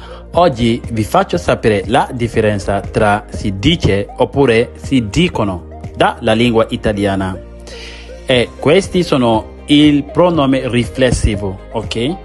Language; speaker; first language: Italian; non-native, fluent; Mandingo